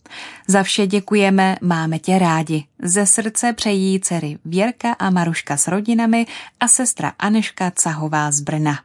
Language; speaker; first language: Czech; native; Czech